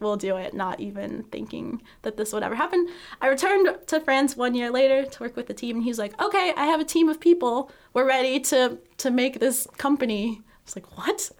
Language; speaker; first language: English; native; English